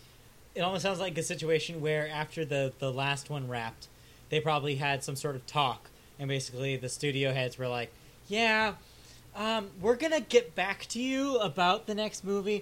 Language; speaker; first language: English; native; English